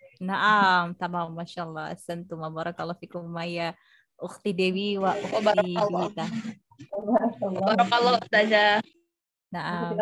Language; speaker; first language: Arabic; non-native, fluent; Indonesian